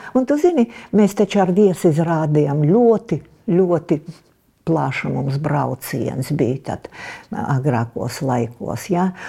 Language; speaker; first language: Latvian; non-native, local second language; Russian